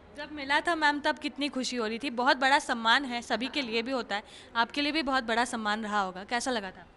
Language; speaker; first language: Hindi; native; Hindi